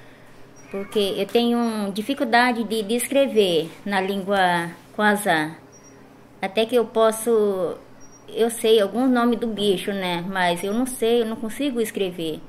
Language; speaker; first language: Portuguese; non-native, local second language; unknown